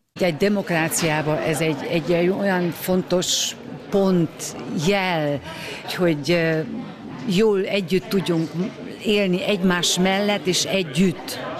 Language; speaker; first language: Hungarian; early bilingual, heritage; Hungarian